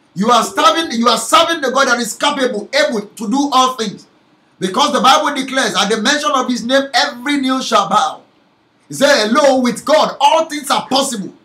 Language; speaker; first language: English; non-native, local second language; Yoruba